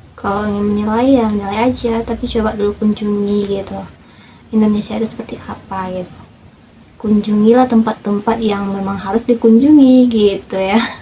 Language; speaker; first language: Indonesian; native; Indonesian